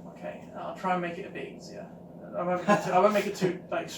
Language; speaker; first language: English; native; English